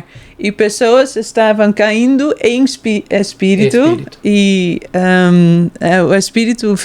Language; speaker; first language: Portuguese; non-native, fluent; Dutch